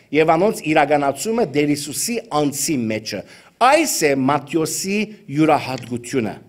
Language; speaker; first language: Armenian; early bilingual, heritage; Armenian